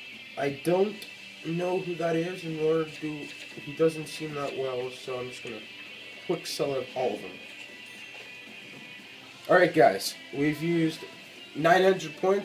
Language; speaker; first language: English; native; English